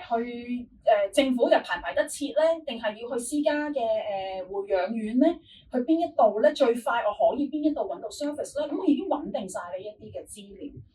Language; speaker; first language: Cantonese; native; Cantonese